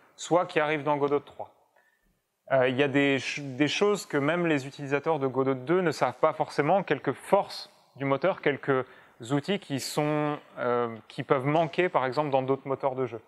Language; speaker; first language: French; native; French